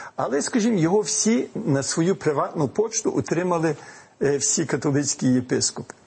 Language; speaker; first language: Ukrainian; early bilingual, heritage; Ukrainian